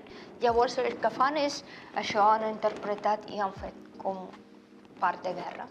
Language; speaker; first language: Catalan; non-native, fluent; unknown